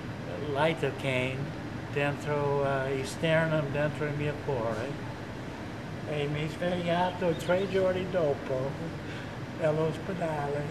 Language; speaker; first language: Italian; non-native, learner; English